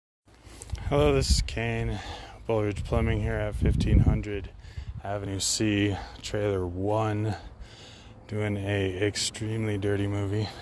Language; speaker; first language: English; native; English